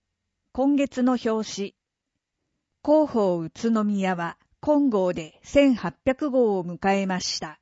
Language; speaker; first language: Japanese; native; Japanese